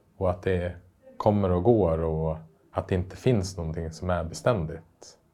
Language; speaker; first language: Swedish; native; Swedish